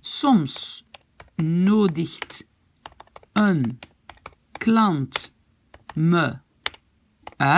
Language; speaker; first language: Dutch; non-native, fluent; French